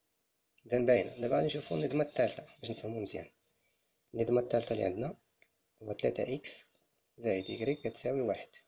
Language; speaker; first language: Arabic; native; Arabic